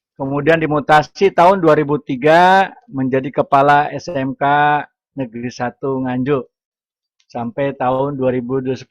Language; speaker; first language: Indonesian; non-native, local second language; Sundanese